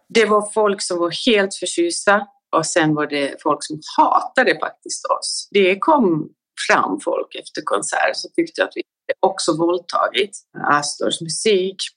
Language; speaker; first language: Swedish; native; Swedish